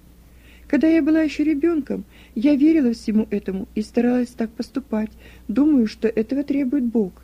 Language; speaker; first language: Russian; native; Russian